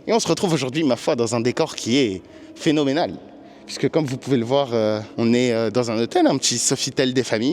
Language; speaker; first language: French; native; French